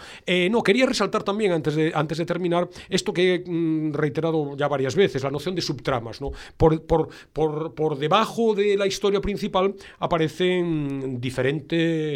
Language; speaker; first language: Spanish; native; Spanish